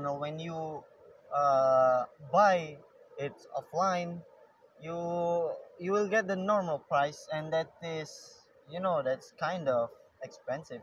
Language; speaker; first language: English; non-native, learner; Indonesian